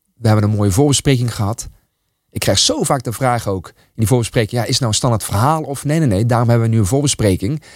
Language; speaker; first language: Dutch; early bilingual, other home language; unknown